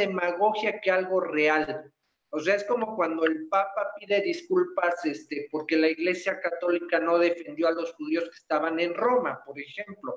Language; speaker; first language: Spanish; native; Spanish